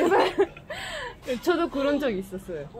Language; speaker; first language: Korean; non-native, fluent; French